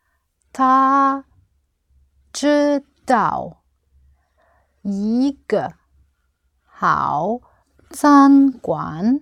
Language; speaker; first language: Chinese; non-native, learner; English